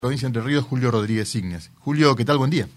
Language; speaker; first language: Spanish; native; Spanish